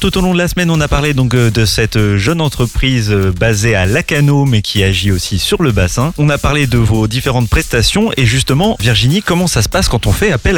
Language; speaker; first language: French; native; French